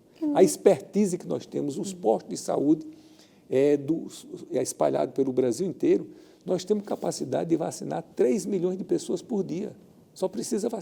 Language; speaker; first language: Portuguese; native; Portuguese